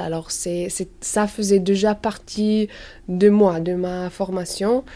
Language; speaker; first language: French; non-native, learner; English